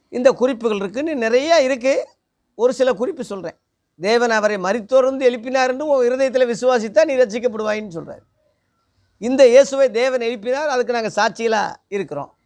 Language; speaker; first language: Tamil; non-native, local second language; Telugu